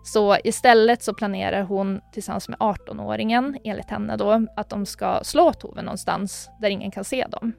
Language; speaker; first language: Swedish; native; Swedish